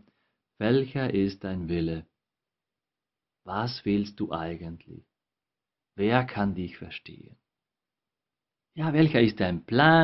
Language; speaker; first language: German; non-native, fluent; Spanish